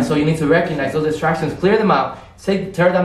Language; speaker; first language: English; non-native, fluent; Spanish